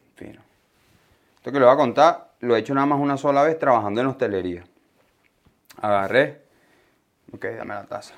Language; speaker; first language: Spanish; native; Spanish